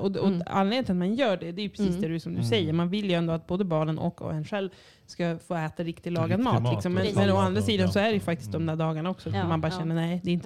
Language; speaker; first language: Swedish; native; Swedish